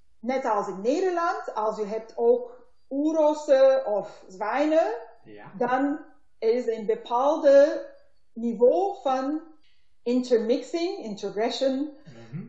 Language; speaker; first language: Dutch; non-native, learner; Turkish